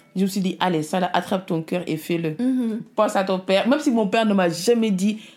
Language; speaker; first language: French; non-native, local second language; Wolof